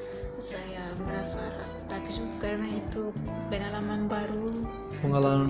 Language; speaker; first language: Indonesian; non-native, learner; Arabic